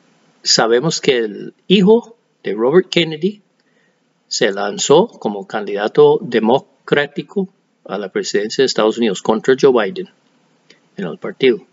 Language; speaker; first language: Spanish; non-native, fluent; English